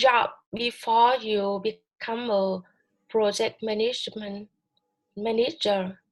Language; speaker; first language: English; non-native, learner; Vietnamese